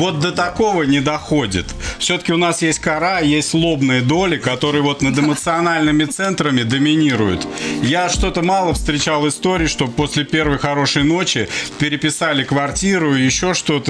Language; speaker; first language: Russian; native; Russian